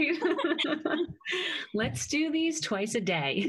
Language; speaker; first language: English; native; English